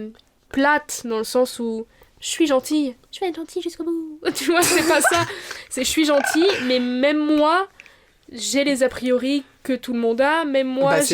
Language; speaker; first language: French; native; French